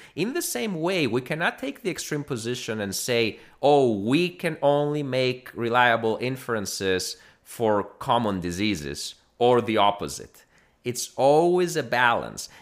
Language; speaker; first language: English; non-native, fluent; Greek